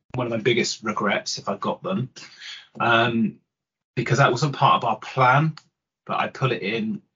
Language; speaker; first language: English; native; English